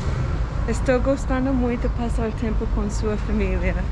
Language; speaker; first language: Portuguese; non-native, fluent; English